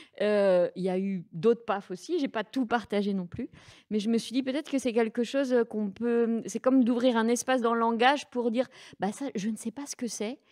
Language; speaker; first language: French; native; French